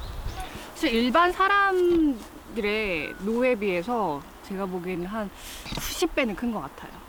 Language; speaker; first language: Korean; native; Korean